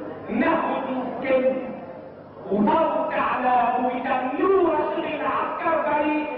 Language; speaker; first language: Arabic; native; Arabic